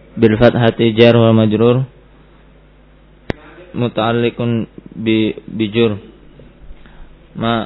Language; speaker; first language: Arabic; non-native, learner; Indonesian